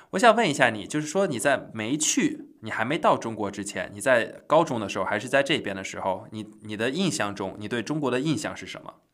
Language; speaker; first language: Chinese; native; Chinese